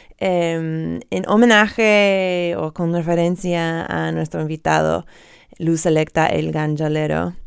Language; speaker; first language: Spanish; non-native, fluent; English